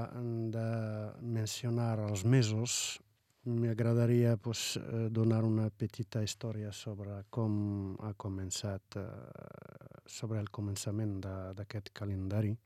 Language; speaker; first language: Catalan; non-native, fluent; Arabic